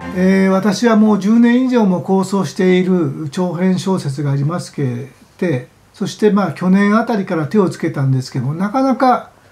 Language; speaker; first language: Japanese; native; Japanese